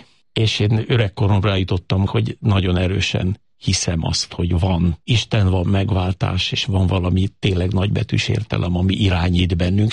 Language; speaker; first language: Hungarian; native; Hungarian